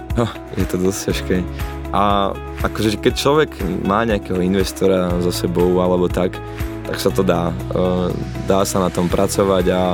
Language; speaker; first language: Slovak; native; Slovak